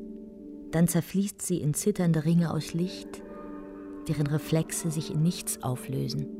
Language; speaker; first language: German; native; German